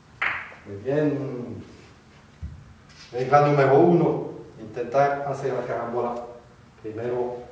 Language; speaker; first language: Spanish; non-native, fluent; French